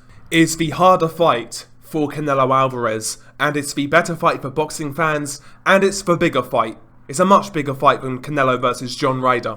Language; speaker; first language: English; native; English